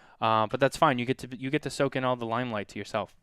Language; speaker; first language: English; native; English